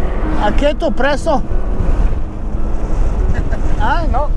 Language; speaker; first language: Spanish; non-native, learner; German